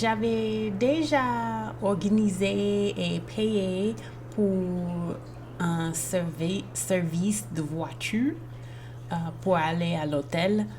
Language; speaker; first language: French; non-native, learner; English